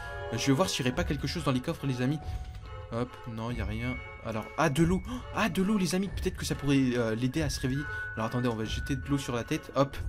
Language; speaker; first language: French; native; French